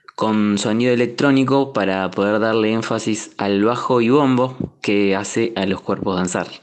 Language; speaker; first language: Spanish; native; Spanish